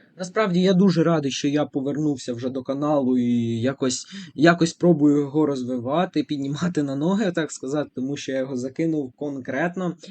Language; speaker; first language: Ukrainian; non-native, local second language; Russian